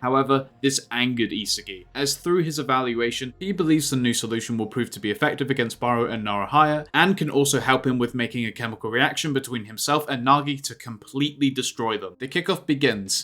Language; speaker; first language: English; native; English